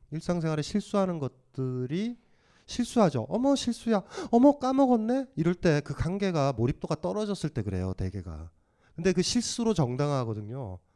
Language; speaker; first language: Korean; native; Korean